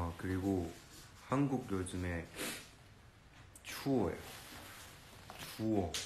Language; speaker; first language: Korean; non-native, learner; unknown